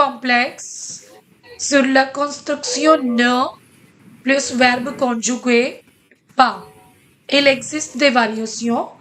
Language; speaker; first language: French; non-native, fluent; Hindi